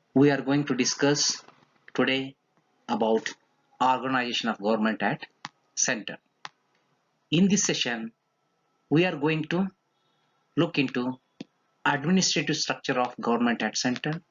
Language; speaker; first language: English; non-native, local second language; Kannada